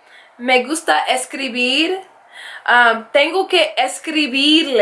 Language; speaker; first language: Spanish; non-native, fluent; English